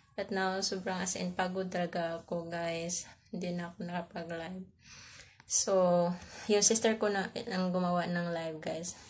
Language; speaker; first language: Filipino; non-native, local second language; Cebuano